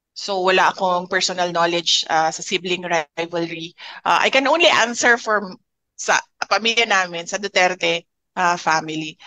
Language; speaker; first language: Filipino; non-native, local second language; Cebuano